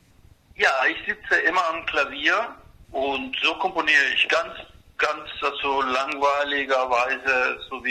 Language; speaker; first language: German; non-native, fluent; Spanish